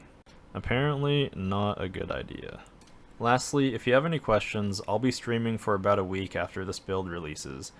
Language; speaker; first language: English; native; English